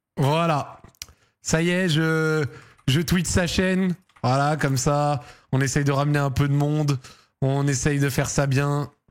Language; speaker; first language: French; early bilingual, other home language; Arabic